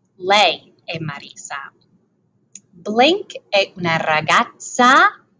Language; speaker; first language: Italian; non-native, learner; English